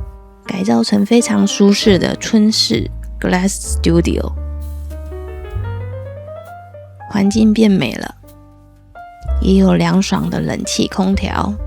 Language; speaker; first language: Chinese; native; Chinese